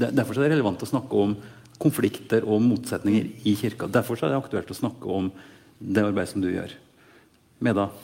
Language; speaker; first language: Norwegian; native; Norwegian